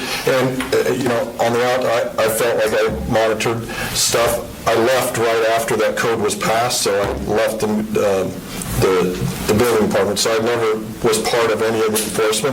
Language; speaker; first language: English; native; English